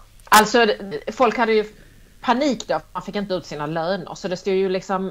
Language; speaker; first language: Swedish; native; Swedish